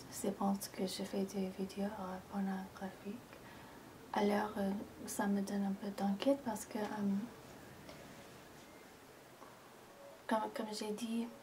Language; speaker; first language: French; non-native, fluent; English